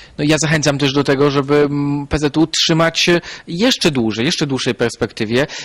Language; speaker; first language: Polish; native; Polish